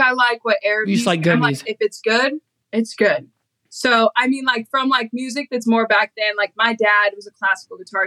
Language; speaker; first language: English; native; English